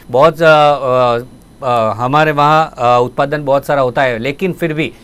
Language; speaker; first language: Hindi; non-native, local second language; Gujarati